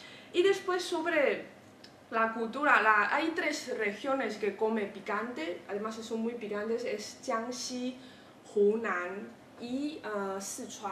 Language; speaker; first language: Spanish; non-native, fluent; Chinese